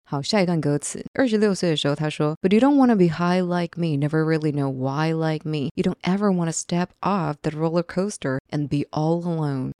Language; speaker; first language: English; non-native, fluent; Chinese